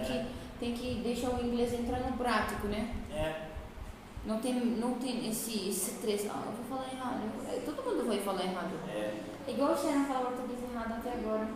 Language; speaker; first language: Portuguese; non-native, fluent; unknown